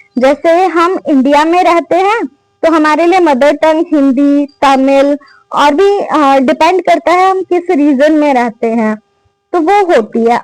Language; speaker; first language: Hindi; native; Hindi